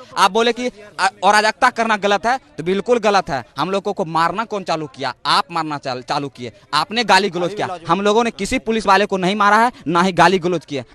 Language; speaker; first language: Hindi; native; Hindi